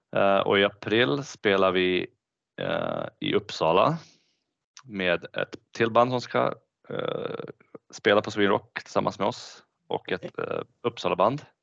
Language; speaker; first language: Swedish; early bilingual, other home language; Bosnian